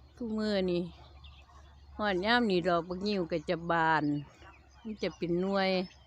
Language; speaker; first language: Thai; native; Thai